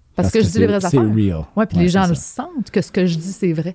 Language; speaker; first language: French; native; French